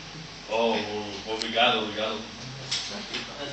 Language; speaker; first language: Portuguese; non-native, learner; Spanish